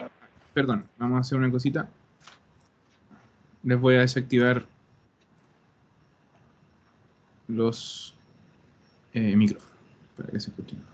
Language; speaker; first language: Spanish; non-native, fluent; Italian